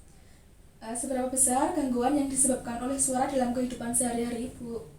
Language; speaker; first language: Indonesian; native; Indonesian